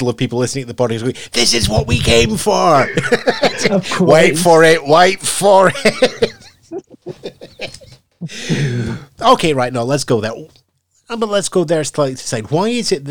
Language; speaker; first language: English; native; English